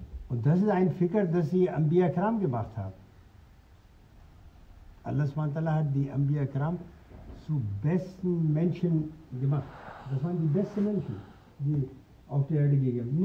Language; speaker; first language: German; non-native, fluent; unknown